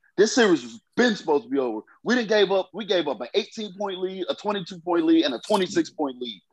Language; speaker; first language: English; native; English